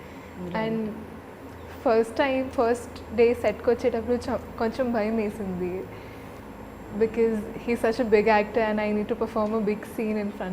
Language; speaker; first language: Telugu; non-native, learner; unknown